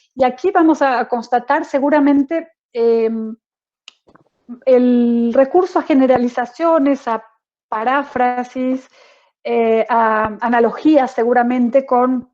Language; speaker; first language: Spanish; native; Spanish